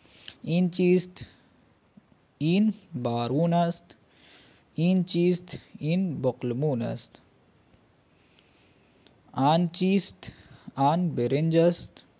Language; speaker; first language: Persian; non-native, fluent; Urdu